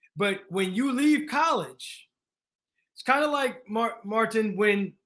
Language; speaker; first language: English; native; English